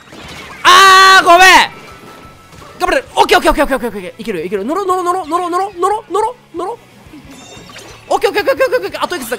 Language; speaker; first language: Japanese; native; Japanese